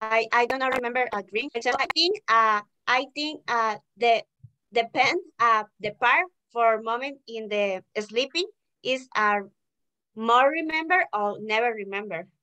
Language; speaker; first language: English; non-native, learner; Spanish